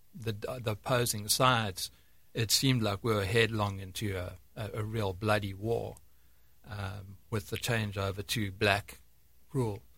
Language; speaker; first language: English; native; English